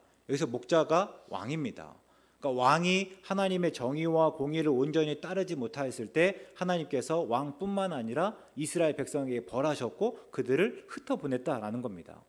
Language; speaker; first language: Korean; native; Korean